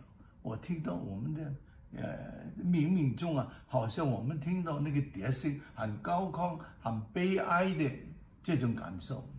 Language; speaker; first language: Chinese; non-native, local second language; Cantonese